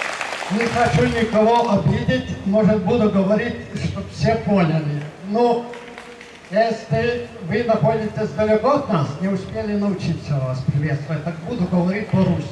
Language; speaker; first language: Russian; non-native, local second language; Lithuanian